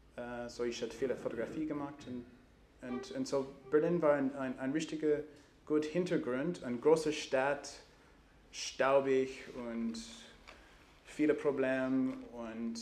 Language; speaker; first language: German; non-native, learner; English